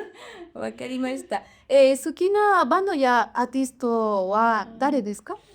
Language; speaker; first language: Japanese; non-native, learner; Spanish